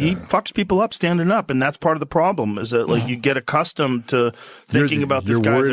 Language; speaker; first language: English; native; English